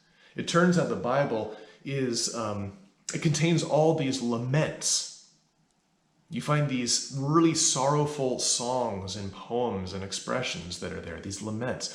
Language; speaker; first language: English; native; English